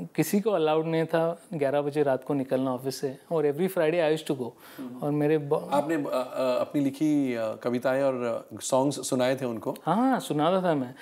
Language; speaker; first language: Hindi; non-native, local second language; Marathi